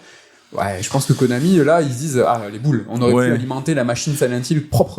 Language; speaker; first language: French; native; French